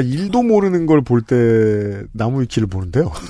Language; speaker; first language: Korean; native; Korean